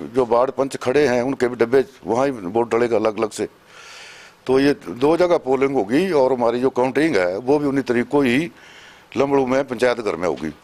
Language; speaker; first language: Hindi; native; Hindi